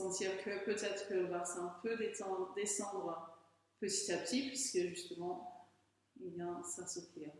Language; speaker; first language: French; native; French